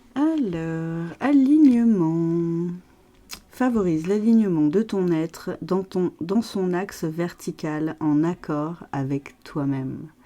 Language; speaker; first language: French; native; French